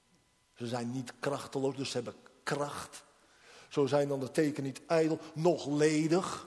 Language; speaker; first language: Dutch; native; Dutch